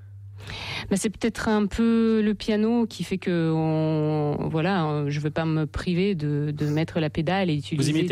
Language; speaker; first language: French; non-native, fluent; Russian